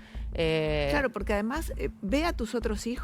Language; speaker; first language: Spanish; native; Spanish